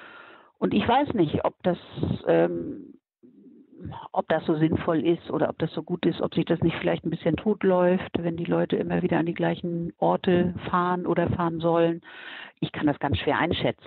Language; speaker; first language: German; native; German